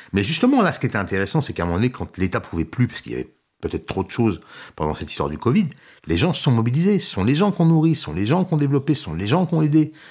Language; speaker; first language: French; early bilingual, other home language; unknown